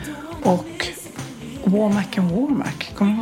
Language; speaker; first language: Swedish; native; Swedish